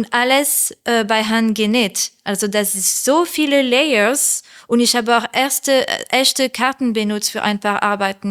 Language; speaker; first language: German; non-native, learner; French